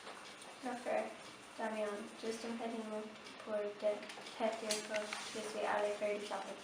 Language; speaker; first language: French; non-native, learner; English